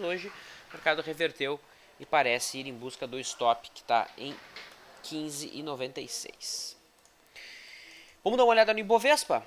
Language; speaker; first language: Portuguese; native; Portuguese